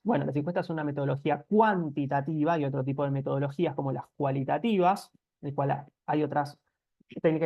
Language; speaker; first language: Spanish; native; Spanish